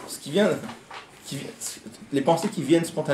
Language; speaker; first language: French; native; French